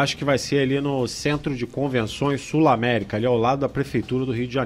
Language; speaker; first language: Portuguese; native; Portuguese